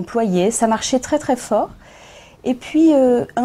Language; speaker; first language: French; native; French